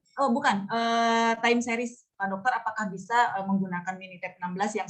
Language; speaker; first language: Indonesian; native; Indonesian